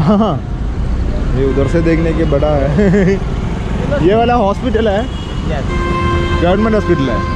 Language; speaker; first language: Hindi; non-native, local second language; Malayalam